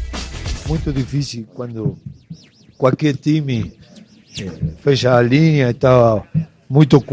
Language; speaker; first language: Portuguese; non-native, local second language; Spanish